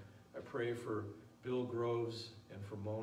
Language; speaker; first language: English; native; English